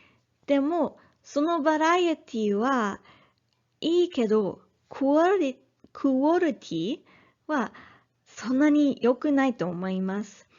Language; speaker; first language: Japanese; non-native, learner; English